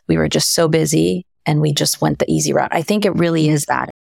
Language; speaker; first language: English; non-native, fluent; French